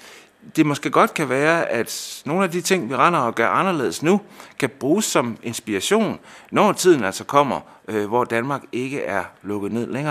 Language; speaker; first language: Danish; native; Danish